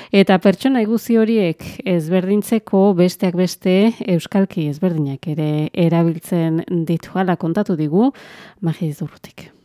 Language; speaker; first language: Basque; native; Basque